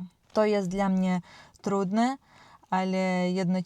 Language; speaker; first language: Polish; non-native, learner; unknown